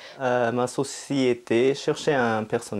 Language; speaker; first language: French; non-native, fluent; Japanese